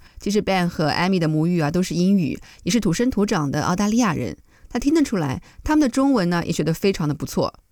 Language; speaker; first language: Chinese; native; Chinese